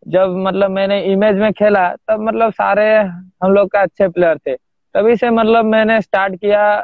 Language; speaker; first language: Hindi; non-native, local second language; Odia